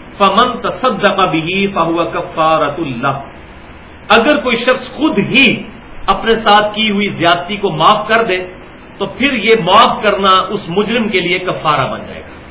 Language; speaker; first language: Urdu; non-native, local second language; Punjabi